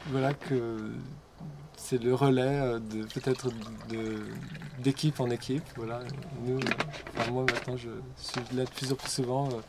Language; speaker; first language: French; native; French